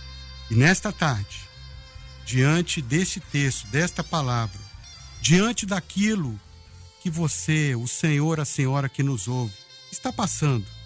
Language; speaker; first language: Portuguese; native; Portuguese